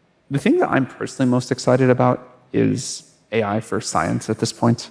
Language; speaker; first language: English; native; English